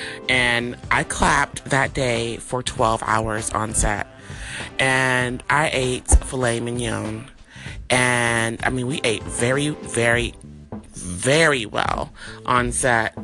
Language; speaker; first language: English; native; English